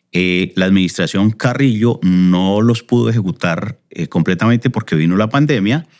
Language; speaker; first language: Spanish; native; Spanish